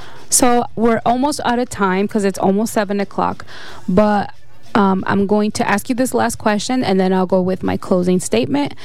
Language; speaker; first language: English; early bilingual, other home language; Spanish